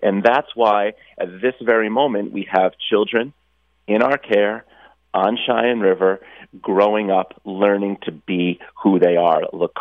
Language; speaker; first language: English; native; English